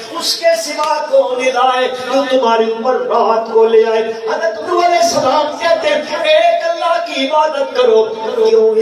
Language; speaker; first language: Urdu; non-native, local second language; Punjabi